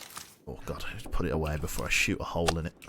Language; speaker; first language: English; native; English